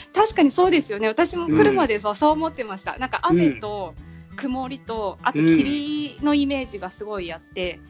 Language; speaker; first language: Japanese; native; Japanese